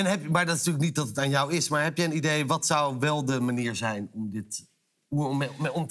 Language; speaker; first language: Dutch; native; Dutch